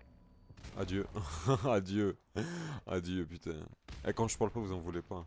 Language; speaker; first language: French; native; French